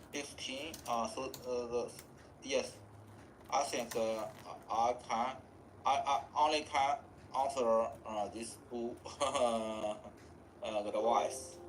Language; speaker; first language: English; non-native, learner; Chinese